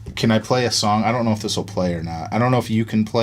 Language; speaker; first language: English; native; English